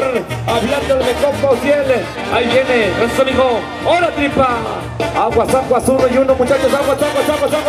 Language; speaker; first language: Spanish; native; Spanish